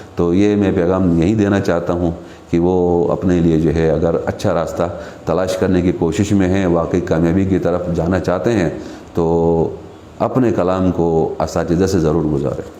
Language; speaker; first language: Urdu; non-native, local second language; Shina